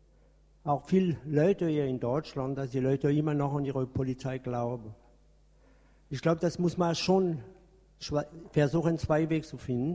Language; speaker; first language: German; non-native, fluent; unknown